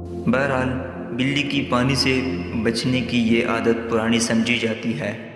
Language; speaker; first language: Urdu; native; Urdu